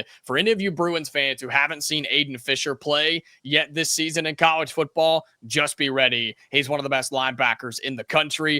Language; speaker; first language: English; native; English